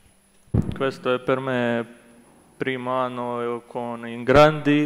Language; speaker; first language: Italian; non-native, learner; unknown